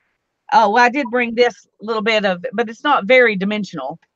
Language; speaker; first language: English; native; English